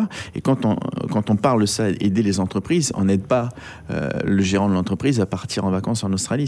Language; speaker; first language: French; native; French